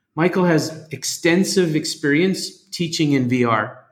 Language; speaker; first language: English; native; English